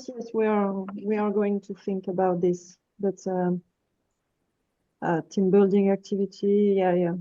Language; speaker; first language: English; non-native, fluent; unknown